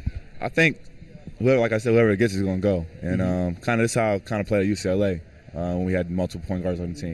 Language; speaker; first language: English; native; English